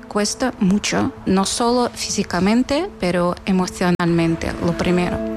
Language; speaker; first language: Spanish; non-native, fluent; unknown